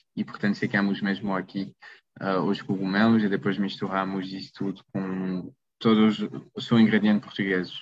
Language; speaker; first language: Portuguese; non-native, fluent; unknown